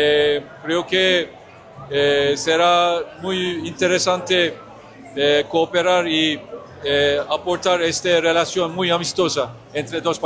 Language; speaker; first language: Spanish; non-native, learner; Turkish